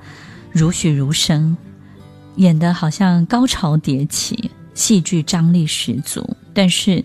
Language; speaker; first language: Chinese; native; Chinese